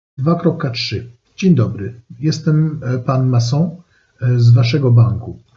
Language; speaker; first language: Polish; non-native, fluent; French